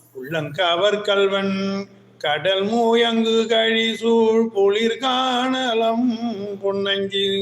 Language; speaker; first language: Tamil; native; Tamil